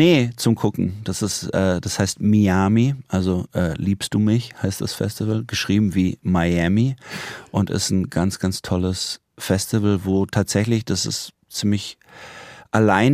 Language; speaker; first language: German; native; German